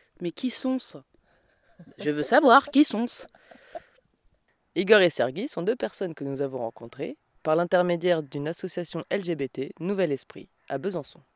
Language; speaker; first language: French; native; French